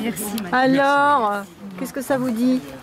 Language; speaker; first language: French; native; French